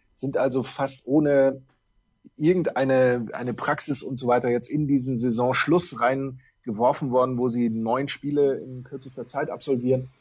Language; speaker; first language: German; native; German